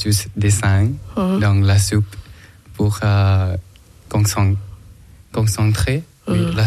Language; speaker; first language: French; non-native, learner; Thai